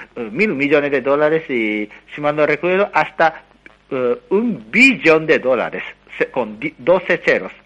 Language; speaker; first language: Spanish; non-native, fluent; Japanese